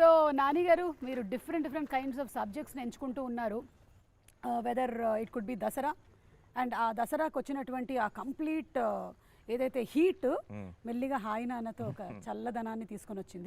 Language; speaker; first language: Telugu; native; Telugu